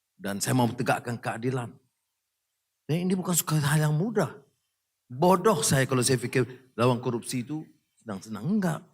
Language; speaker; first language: Malay; native; Malay